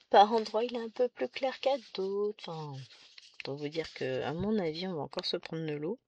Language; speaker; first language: French; native; French